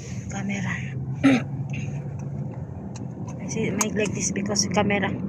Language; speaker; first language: English; non-native, learner; Filipino